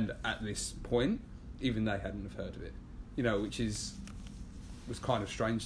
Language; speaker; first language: English; native; English